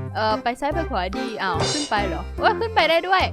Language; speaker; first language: Thai; native; Thai